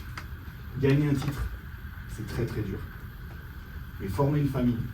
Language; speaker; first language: French; native; French